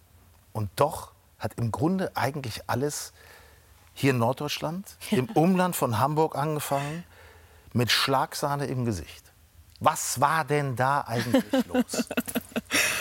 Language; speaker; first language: German; native; German